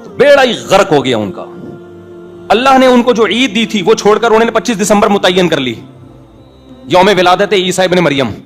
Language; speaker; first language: Urdu; native; Urdu